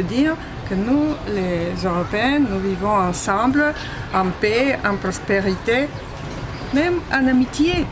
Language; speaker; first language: French; non-native, fluent; Bulgarian